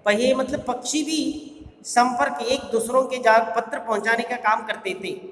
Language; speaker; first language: Hindi; non-native, local second language; Kannada